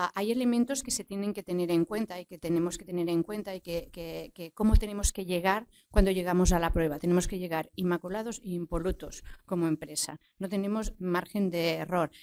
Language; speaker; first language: Spanish; non-native, local second language; Catalan